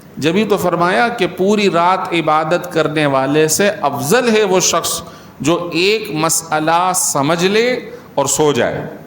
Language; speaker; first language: Urdu; native; Urdu